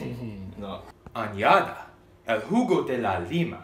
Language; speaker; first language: Spanish; non-native, learner; English